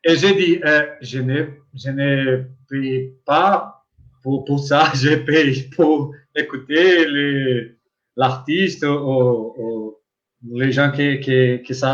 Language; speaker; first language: French; non-native, learner; Portuguese